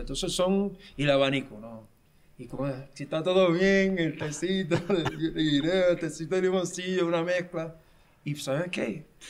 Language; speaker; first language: Spanish; early bilingual, heritage; Spanish